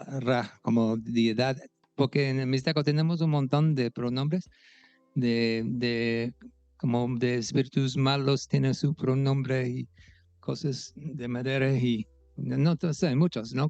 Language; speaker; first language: Spanish; non-native, local second language; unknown